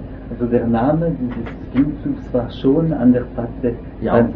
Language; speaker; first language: German; non-native, local second language; French